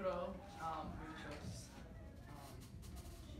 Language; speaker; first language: Spanish; non-native, learner; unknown